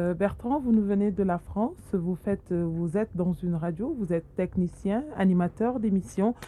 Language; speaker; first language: French; non-native, local second language; Wolof